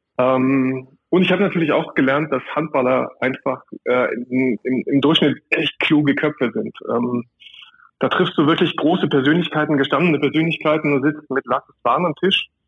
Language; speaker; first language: German; native; German